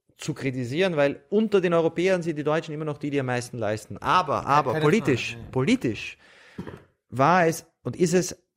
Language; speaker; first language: German; native; German